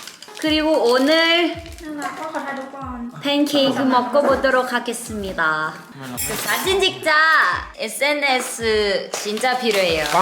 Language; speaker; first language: Korean; non-native, learner; Thai